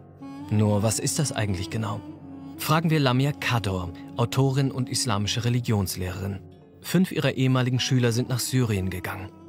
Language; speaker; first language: German; native; German